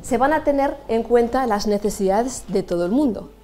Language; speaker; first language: Spanish; non-native, local second language; Basque